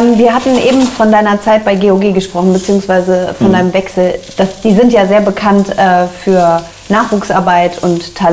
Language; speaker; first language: German; native; German